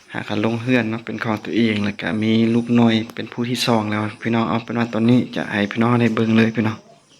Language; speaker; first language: Lao; non-native, local second language; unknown